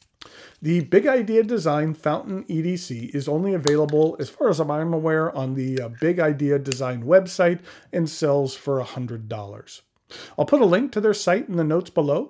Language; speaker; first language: English; native; English